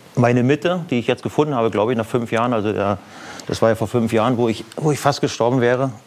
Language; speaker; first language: German; native; German